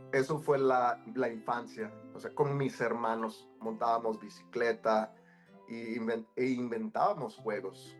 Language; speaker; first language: Spanish; early bilingual, heritage; Spanish